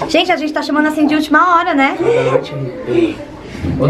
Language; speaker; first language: Portuguese; native; Portuguese